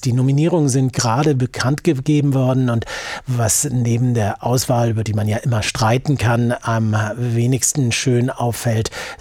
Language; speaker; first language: German; native; German